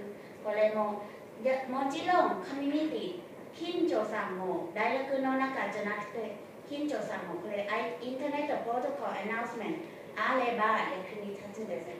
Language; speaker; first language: Japanese; non-native, fluent; Thai